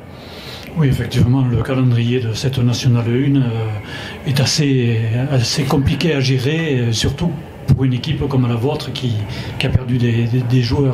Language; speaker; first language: French; native; French